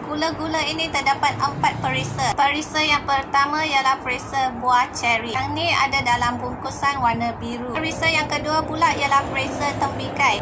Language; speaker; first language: Malay; non-native, local second language; Chinese